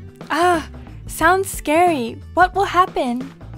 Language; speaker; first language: English; early bilingual, other home language; Japanese